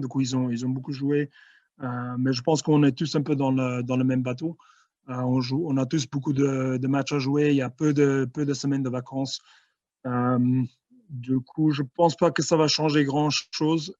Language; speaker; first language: French; non-native, fluent; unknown